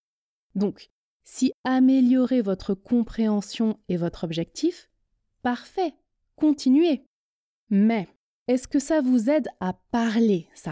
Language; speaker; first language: French; native; French